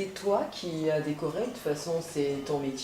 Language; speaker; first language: French; native; French